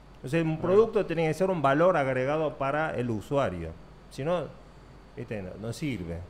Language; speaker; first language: Spanish; early bilingual, other home language; Korean